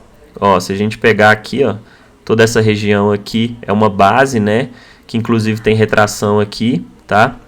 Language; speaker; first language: Portuguese; native; Portuguese